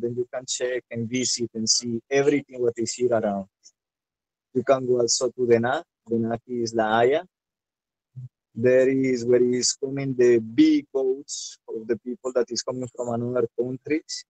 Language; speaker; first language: English; non-native, learner; Spanish